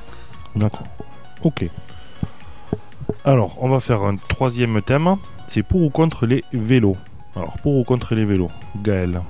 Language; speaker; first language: French; native; French